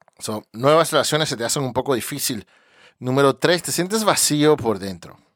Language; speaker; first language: Spanish; early bilingual, heritage; Spanish